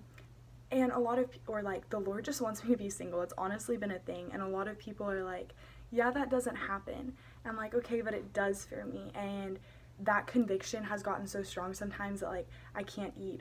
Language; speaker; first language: English; native; English